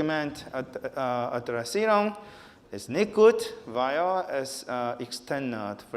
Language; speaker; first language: German; non-native, learner; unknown